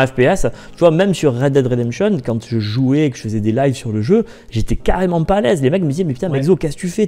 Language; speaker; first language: French; native; French